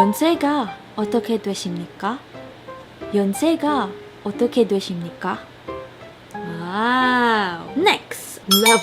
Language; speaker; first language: Korean; non-native, learner; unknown